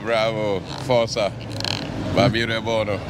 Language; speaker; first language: Italian; non-native, learner; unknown